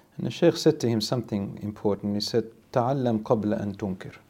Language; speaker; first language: English; native; English